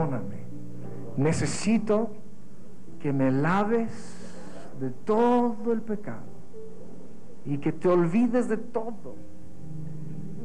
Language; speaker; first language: Spanish; native; Spanish